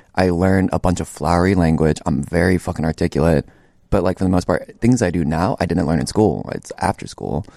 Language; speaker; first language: English; native; English